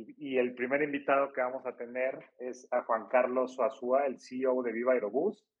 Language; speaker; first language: Spanish; native; Spanish